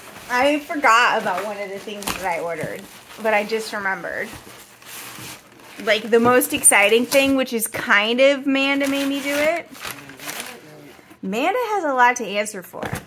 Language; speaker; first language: English; native; English